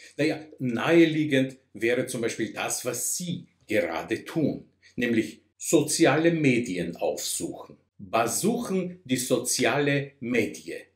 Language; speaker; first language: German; non-native, fluent; Russian